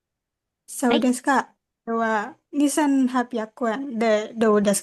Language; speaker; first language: Japanese; non-native, learner; Indonesian